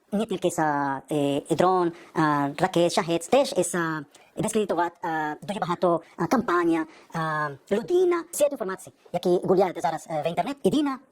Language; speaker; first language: Ukrainian; non-native, learner; Spanish